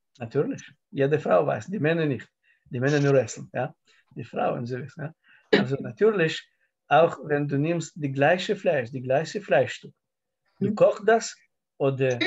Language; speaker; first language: German; non-native, learner; Russian